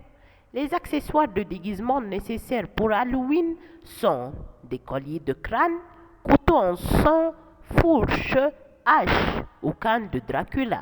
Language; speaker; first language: French; non-native, fluent; Arabic